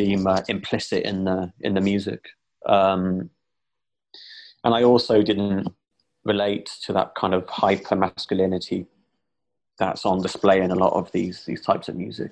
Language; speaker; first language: English; native; English